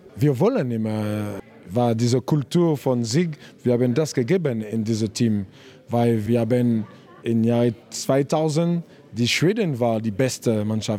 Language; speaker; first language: German; non-native, learner; French